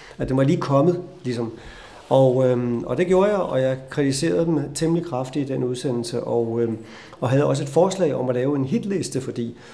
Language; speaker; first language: Danish; native; Danish